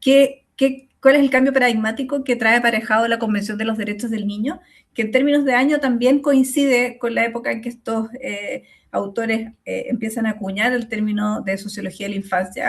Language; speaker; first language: Spanish; native; Spanish